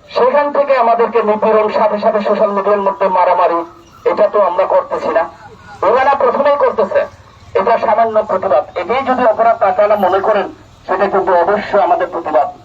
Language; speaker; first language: Bangla; non-native, local second language; Chakma